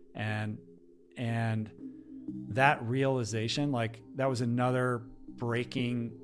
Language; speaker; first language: English; native; English